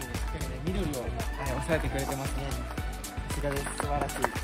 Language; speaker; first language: Japanese; native; Japanese